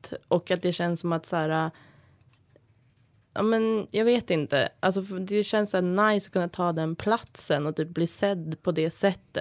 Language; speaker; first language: Swedish; native; Swedish